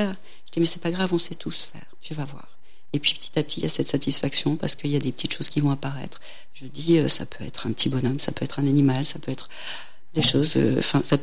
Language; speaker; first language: French; native; French